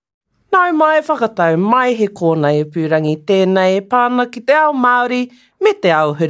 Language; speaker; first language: Māori; non-native, local second language; English